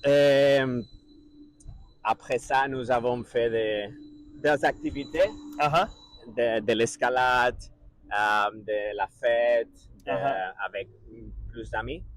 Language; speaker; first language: French; non-native, learner; Catalan